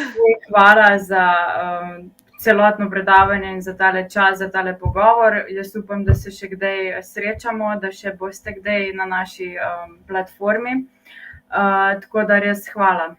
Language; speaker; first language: Slovenian; native; Slovenian